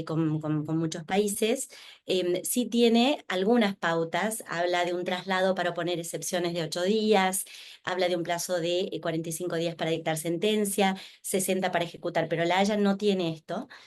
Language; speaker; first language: Spanish; native; Spanish